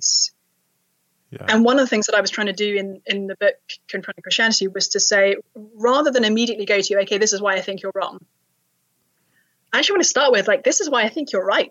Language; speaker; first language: English; native; English